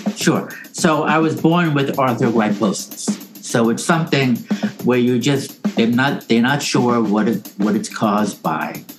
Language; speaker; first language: English; native; English